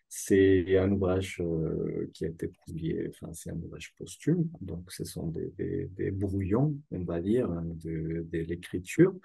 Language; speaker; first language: French; non-native, fluent; Spanish